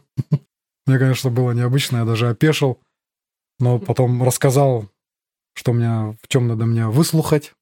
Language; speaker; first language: Russian; native; Russian